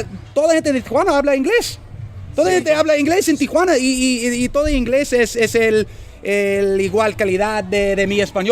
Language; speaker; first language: Spanish; non-native, learner; English